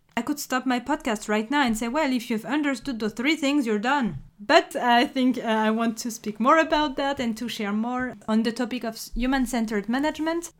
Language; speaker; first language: English; non-native, fluent; French